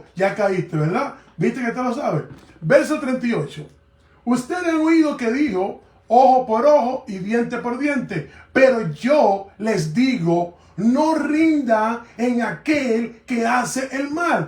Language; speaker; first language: Spanish; native; Spanish